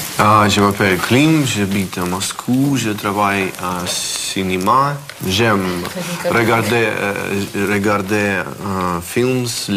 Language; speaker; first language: French; non-native, learner; Russian